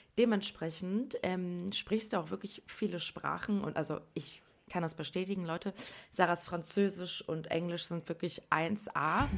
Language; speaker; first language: German; early bilingual, other home language; Persian